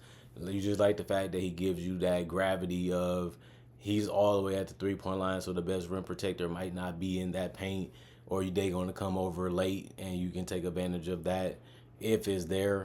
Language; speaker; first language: English; native; English